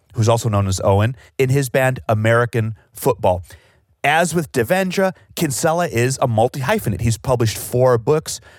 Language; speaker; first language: English; native; English